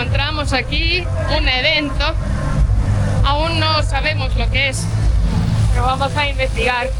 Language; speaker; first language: Spanish; non-native, fluent; Portuguese